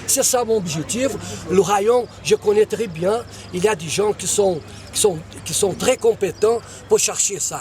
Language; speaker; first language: French; non-native, fluent; Portuguese